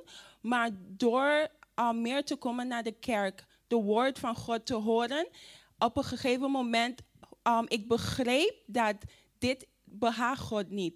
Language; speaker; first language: Dutch; non-native, fluent; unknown